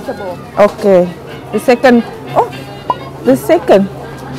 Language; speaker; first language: English; non-native, learner; Indonesian